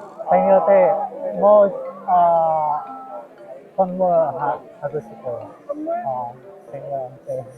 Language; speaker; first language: Korean; non-native, learner; Indonesian